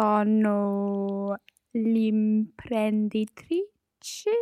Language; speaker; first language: Italian; non-native, learner; English